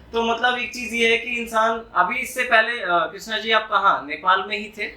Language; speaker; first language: Hindi; native; Hindi